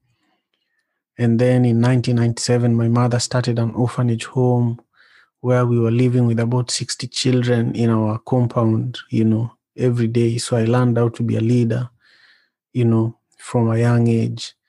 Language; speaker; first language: English; non-native, local second language; Luo (Kenya and Tanzania)